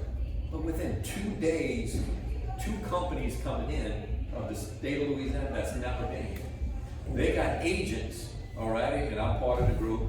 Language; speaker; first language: English; native; English